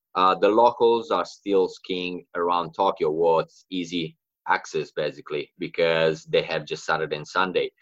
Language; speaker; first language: English; non-native, fluent; Italian